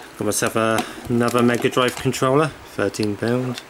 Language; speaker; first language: English; native; English